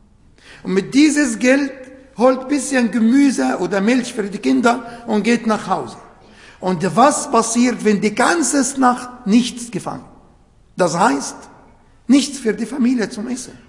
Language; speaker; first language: German; non-native, learner; Arabic